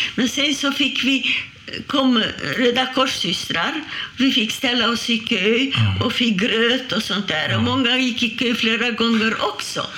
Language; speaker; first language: Swedish; non-native, fluent; Hungarian